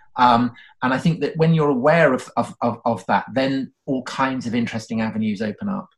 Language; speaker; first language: English; native; English